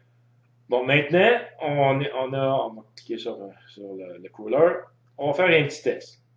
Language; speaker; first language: French; native; French